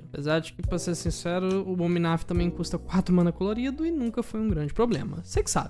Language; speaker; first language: Portuguese; native; Portuguese